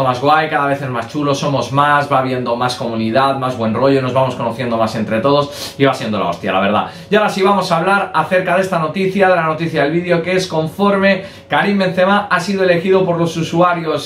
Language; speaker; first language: Spanish; native; Spanish